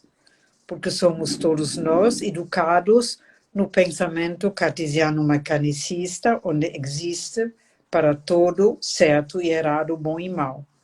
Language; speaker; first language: Portuguese; non-native, fluent; German